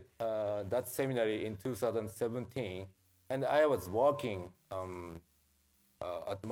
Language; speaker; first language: English; non-native, fluent; Japanese